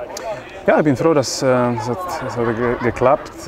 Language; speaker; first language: German; non-native, fluent; Czech